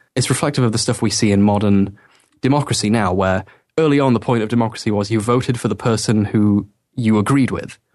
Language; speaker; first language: English; native; English